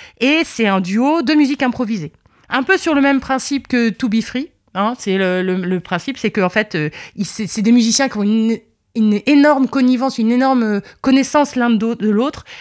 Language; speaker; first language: French; native; French